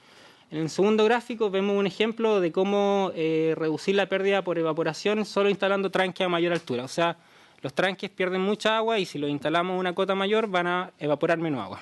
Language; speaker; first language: Spanish; native; Spanish